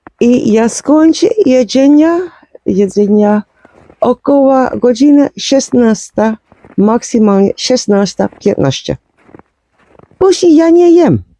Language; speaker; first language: Polish; non-native, learner; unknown